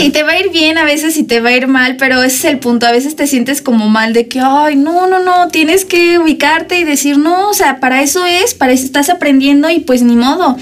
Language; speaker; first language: Spanish; native; Spanish